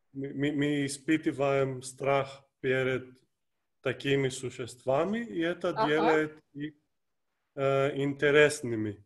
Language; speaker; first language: Russian; non-native, fluent; Greek